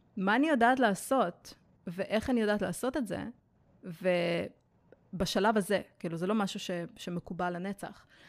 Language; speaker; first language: Hebrew; native; Hebrew